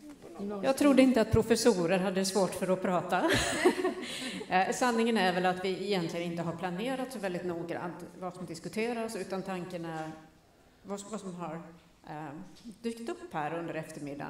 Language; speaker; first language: Swedish; native; Swedish